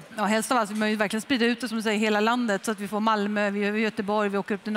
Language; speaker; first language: Swedish; native; Swedish